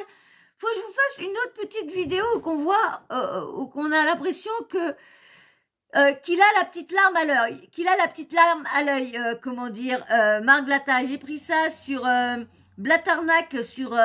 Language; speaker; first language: French; native; French